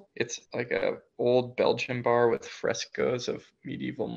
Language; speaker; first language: English; native; English